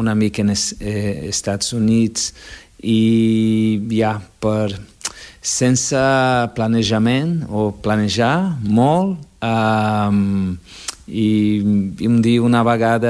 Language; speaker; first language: Catalan; non-native, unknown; Portuguese